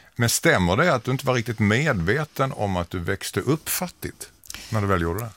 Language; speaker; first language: Swedish; native; Swedish